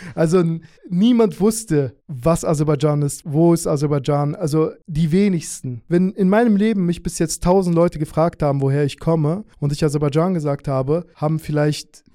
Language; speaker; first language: German; early bilingual, other home language; Russian